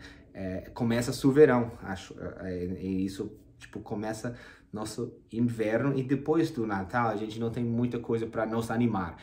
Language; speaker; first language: Portuguese; non-native, fluent; English